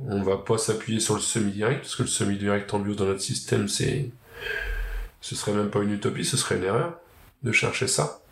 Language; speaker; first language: French; native; French